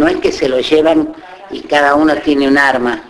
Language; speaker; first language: Spanish; native; Spanish